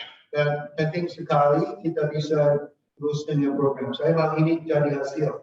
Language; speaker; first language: Indonesian; non-native, fluent; English